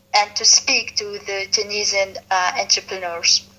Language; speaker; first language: English; non-native, fluent; Arabic